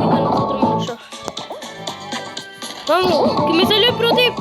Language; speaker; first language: Spanish; native; Spanish